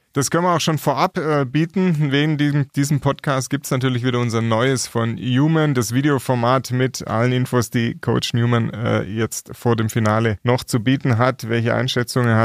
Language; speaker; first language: German; native; German